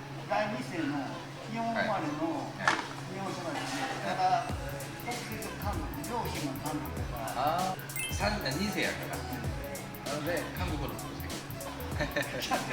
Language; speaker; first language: Japanese; early bilingual, other home language; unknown